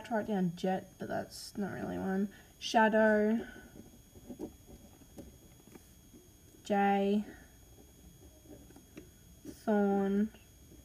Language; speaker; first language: English; native; English